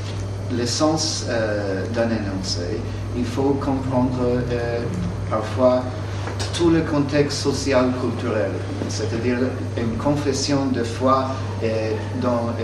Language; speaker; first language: French; non-native, fluent; English